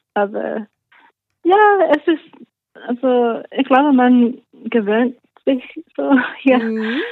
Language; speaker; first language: German; non-native, learner; English